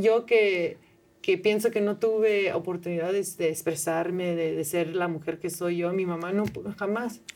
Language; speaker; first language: Spanish; early bilingual, heritage; Spanish